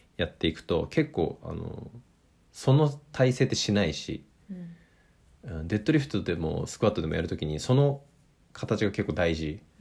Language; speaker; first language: Japanese; native; Japanese